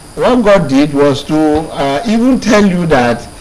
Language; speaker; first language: English; non-native, local second language; Yoruba